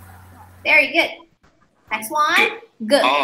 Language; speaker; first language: English; non-native, fluent; Chinese